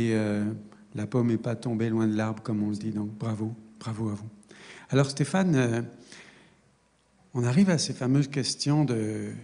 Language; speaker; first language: French; native; French